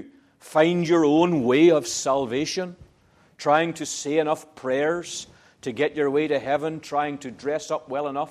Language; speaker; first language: English; native; English